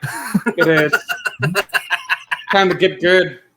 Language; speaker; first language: English; native; English